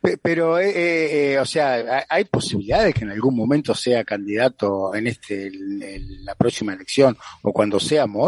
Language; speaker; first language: Spanish; native; Spanish